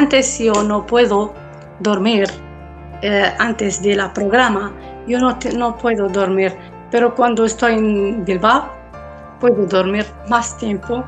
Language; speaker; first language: Spanish; non-native, local second language; Kʼicheʼ